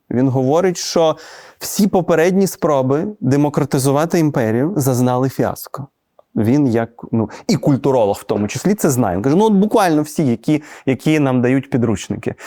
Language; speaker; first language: Ukrainian; native; Ukrainian